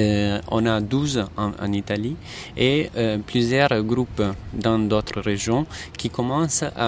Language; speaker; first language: French; non-native, fluent; Italian